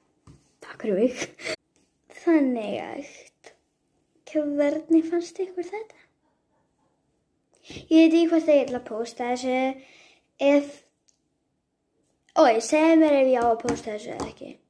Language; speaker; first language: Icelandic; early bilingual, heritage; Icelandic